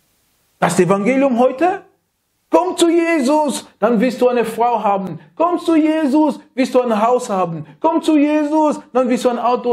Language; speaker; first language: German; non-native, fluent; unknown